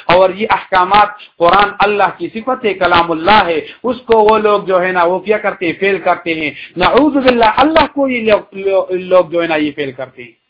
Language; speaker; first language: Urdu; non-native, local second language; Pashto